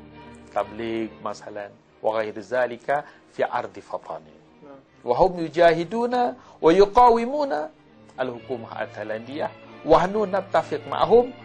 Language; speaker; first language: Arabic; non-native, learner; Malay